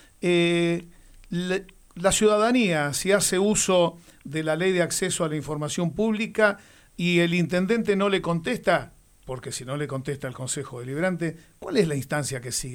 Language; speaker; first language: Spanish; native; Spanish